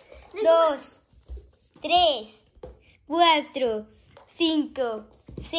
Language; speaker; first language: Spanish; early bilingual, heritage; Spanish